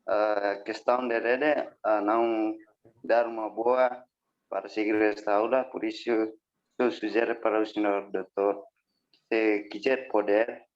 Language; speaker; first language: Portuguese; non-native, learner; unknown